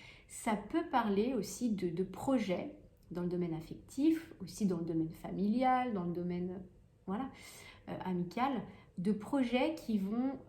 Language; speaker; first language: French; native; French